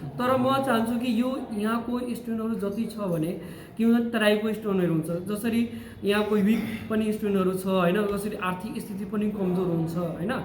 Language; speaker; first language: Nepali; non-native, local second language; Bhojpuri